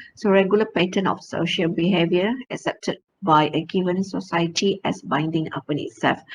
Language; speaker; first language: English; non-native, local second language; Malay